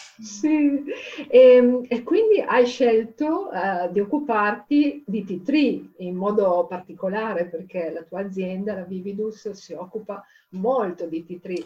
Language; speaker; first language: Italian; native; Italian